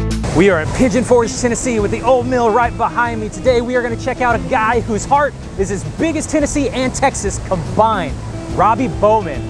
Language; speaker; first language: English; native; English